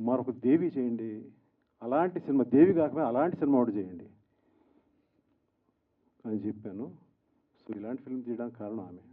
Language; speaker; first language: Telugu; native; Telugu